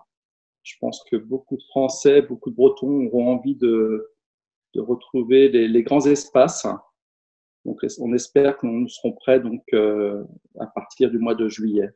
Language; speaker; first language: French; native; French